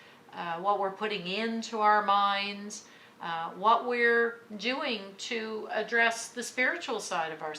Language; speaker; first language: English; native; English